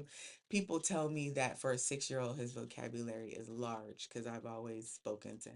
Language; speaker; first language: English; native; English